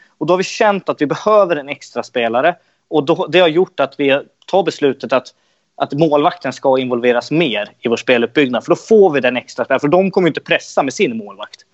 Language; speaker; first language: Swedish; native; Swedish